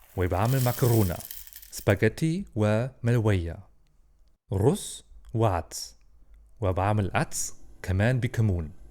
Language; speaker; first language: Egyptian Arabic; non-native, learner; German